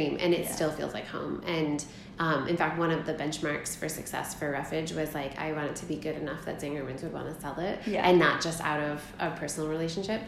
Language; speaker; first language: English; native; English